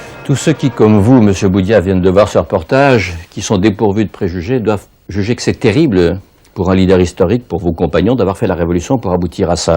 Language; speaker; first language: French; native; French